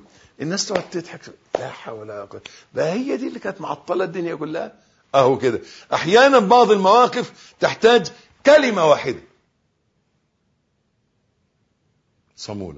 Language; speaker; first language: Arabic; native; Arabic